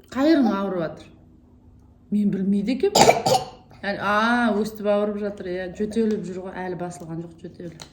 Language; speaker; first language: Kazakh; non-native, local second language; Russian